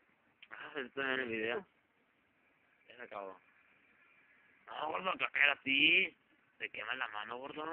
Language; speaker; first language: Spanish; native; Spanish